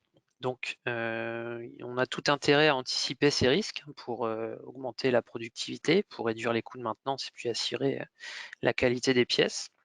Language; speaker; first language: French; native; French